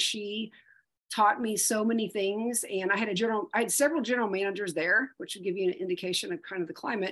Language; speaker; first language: English; native; English